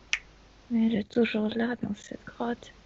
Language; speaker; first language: French; non-native, fluent; Spanish